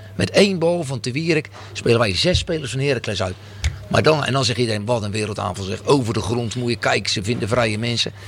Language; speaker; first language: Dutch; native; Dutch